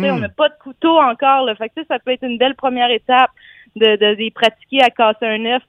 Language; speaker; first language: French; native; French